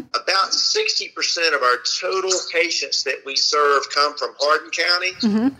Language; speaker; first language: English; native; English